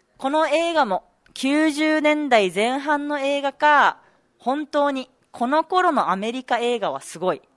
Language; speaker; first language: Japanese; native; Japanese